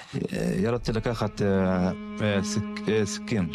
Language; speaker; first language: Hebrew; non-native, local second language; Arabic